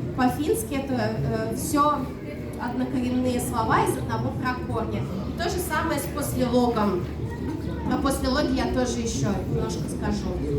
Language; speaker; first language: Russian; non-native, local second language; Udmurt